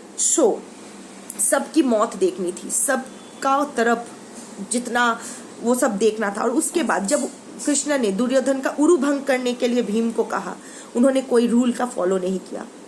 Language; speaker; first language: Hindi; non-native, local second language; Bangla